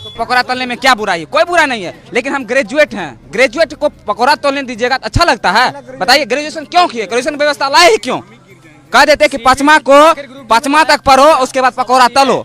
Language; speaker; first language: Hindi; native; Hindi